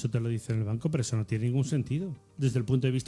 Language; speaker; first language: Spanish; native; Spanish